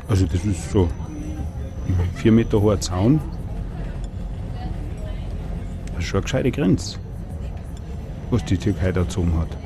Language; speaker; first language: German; native; German